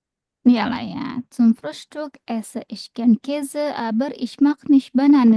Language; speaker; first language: German; non-native, learner; Indonesian